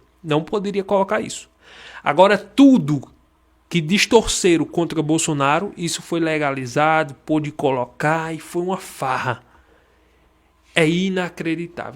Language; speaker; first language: Portuguese; native; Portuguese